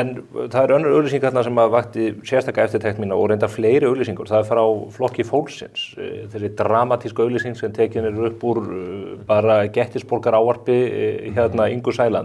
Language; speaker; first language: Icelandic; native; Icelandic